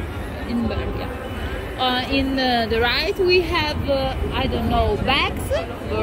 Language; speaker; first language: English; non-native, learner; Italian